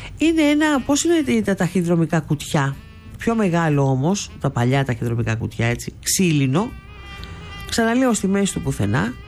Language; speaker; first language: Greek; native; Greek